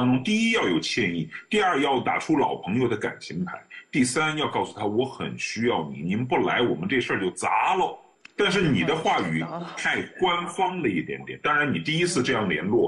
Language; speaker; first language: Chinese; native; Chinese